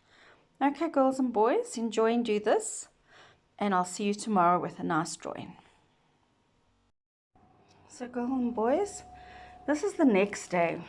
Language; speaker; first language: English; native; English